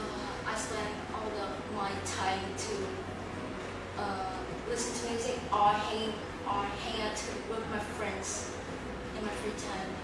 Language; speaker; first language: English; non-native, learner; Vietnamese